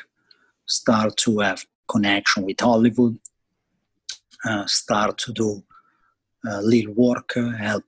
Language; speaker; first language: English; non-native, fluent; Italian